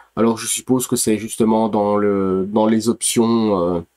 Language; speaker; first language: French; native; French